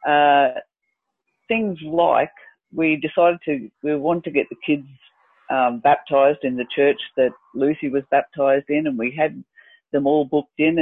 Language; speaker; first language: English; native; English